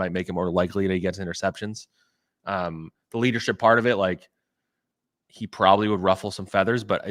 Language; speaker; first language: English; native; English